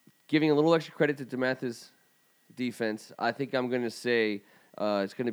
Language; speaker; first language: English; native; English